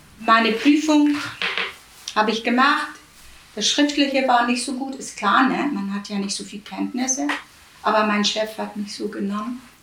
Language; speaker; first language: German; early bilingual, other home language; Italian